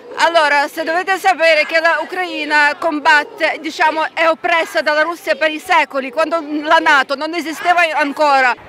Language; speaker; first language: Italian; non-native, fluent; Ukrainian